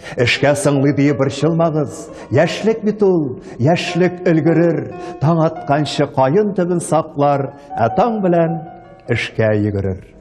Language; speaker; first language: Tatar; native; Tatar